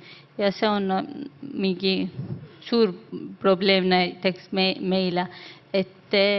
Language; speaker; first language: Estonian; non-native, learner; Arabic